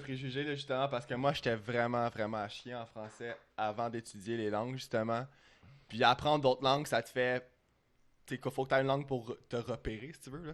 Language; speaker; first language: French; native; French